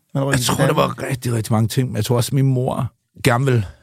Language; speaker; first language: Danish; early bilingual, other home language; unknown